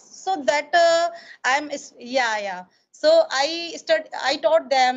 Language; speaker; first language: English; non-native, learner; Hindi